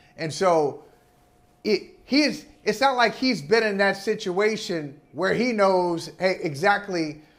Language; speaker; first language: English; native; English